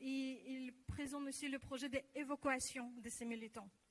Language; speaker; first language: French; non-native, learner; Russian